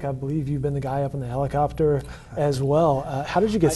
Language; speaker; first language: English; native; English